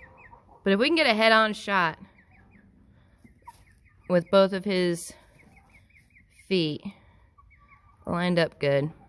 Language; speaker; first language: English; native; English